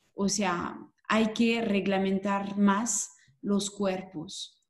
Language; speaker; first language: Spanish; non-native, fluent; French